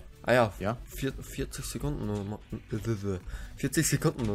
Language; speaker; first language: German; native; German